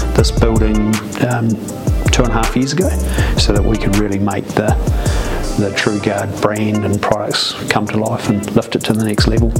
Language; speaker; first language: English; native; English